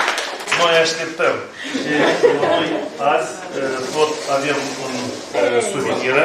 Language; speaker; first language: Romanian; non-native, learner; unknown